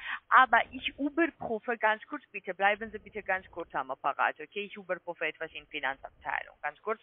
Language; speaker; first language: German; non-native, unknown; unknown